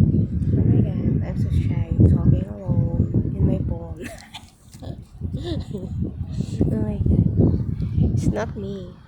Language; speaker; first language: English; non-native, local second language; Filipino